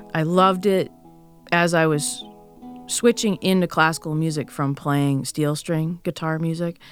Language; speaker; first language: English; native; English